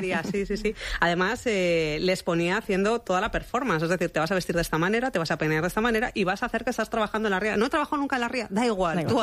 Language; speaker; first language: Spanish; native; Spanish